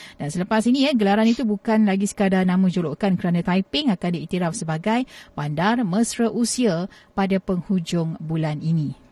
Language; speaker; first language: Malay; native; Malay